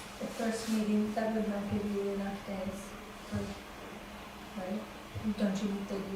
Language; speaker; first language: English; native; English